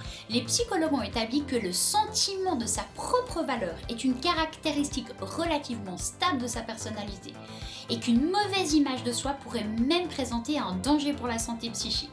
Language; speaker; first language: French; native; French